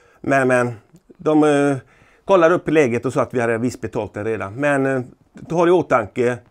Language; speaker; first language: Swedish; native; Swedish